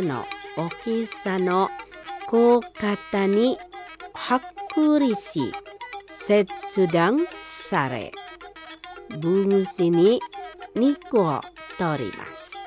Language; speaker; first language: Japanese; non-native, fluent; Indonesian